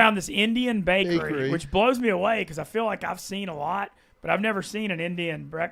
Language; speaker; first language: English; native; English